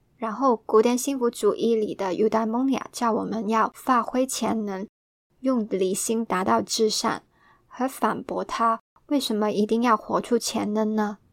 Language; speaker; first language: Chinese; non-native, local second language; Cantonese